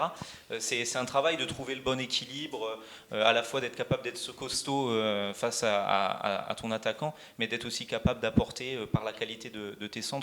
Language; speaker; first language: French; native; French